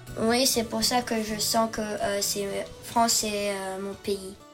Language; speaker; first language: French; early bilingual, heritage; French